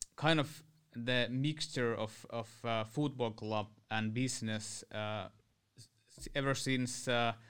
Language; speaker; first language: English; non-native, fluent; Finnish